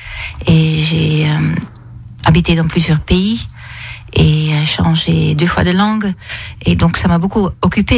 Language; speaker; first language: French; non-native, fluent; Dutch